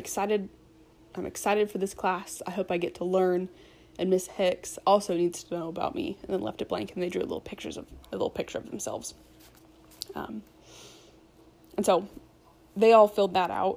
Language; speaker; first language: English; native; English